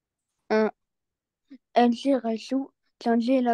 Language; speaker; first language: French; non-native, learner; Arabic